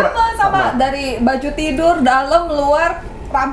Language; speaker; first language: Indonesian; native; Indonesian